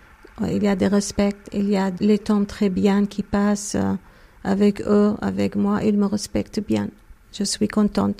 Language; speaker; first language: French; non-native, learner; Arabic